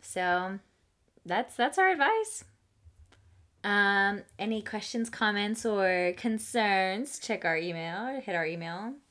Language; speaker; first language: English; early bilingual, other home language; Spanish